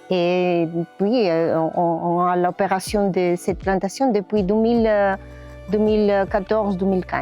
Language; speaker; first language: French; non-native, learner; Spanish